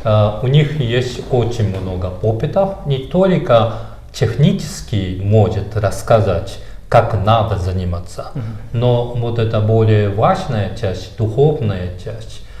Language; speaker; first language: Russian; non-native, fluent; Japanese